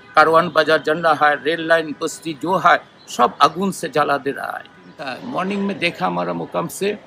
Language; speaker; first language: Hindi; non-native, learner; Bangla